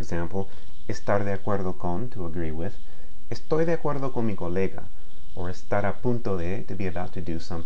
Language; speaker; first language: Spanish; non-native, fluent; English